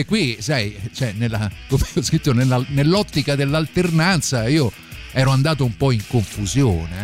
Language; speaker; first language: Italian; native; Italian